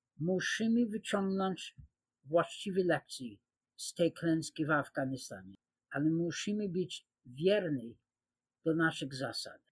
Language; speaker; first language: Polish; non-native, fluent; English